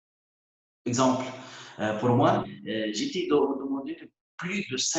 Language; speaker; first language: French; non-native, local second language; Arabic